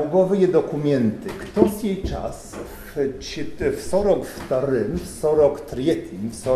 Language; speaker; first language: Russian; non-native, learner; Polish